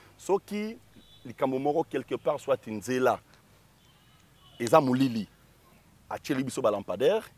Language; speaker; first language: Lingala; native; Lingala